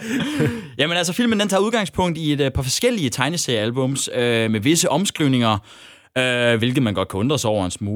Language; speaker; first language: Danish; native; Danish